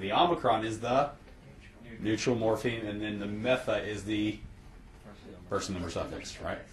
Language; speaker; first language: English; native; English